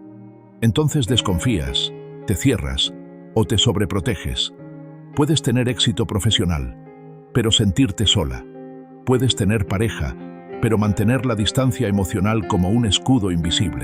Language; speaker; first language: Spanish; native; Spanish